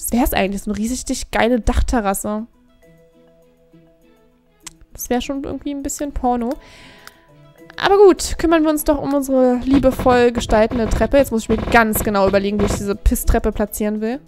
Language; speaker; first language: German; native; German